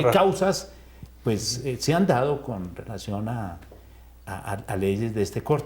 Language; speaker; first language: Spanish; native; Spanish